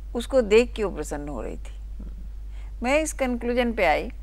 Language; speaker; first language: Hindi; native; Hindi